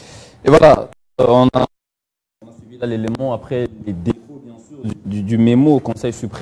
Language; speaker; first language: French; non-native, local second language; Lingala